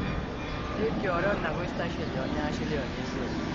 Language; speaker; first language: Greek; native; Greek